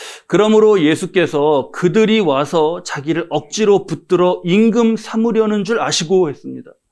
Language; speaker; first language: Korean; native; Korean